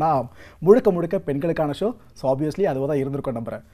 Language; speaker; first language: Tamil; native; Tamil